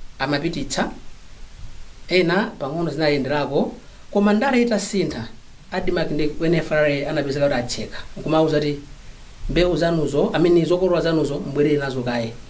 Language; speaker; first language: Nyanja; non-native, local second language; Tumbuka